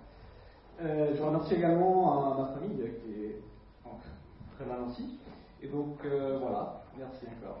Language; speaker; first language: French; non-native, fluent; Spanish